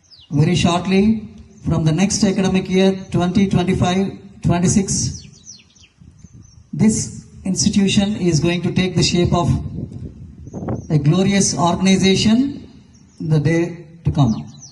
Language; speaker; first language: English; non-native, local second language; Telugu